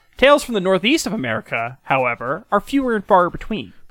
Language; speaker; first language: English; native; English